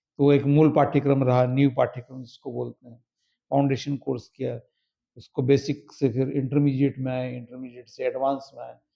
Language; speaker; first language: Hindi; native; Hindi